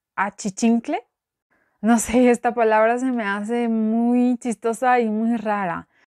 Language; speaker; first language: Spanish; non-native, fluent; Albanian